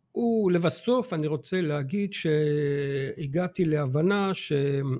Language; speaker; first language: Hebrew; non-native, fluent; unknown